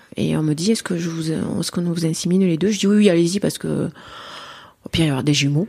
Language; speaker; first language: French; native; French